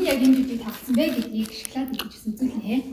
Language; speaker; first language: Mongolian; native; Mongolian